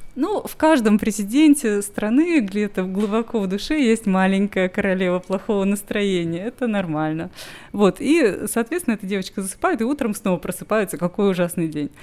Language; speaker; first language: Russian; native; Russian